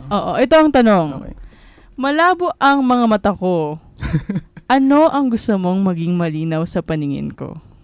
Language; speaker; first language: Filipino; native; Filipino